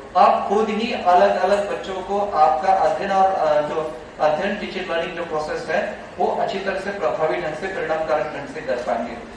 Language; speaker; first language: Hindi; non-native, local second language; Marathi